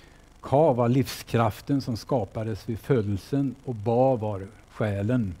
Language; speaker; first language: Swedish; native; Swedish